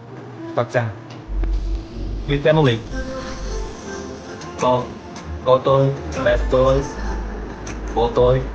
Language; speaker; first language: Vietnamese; non-native, learner; Korean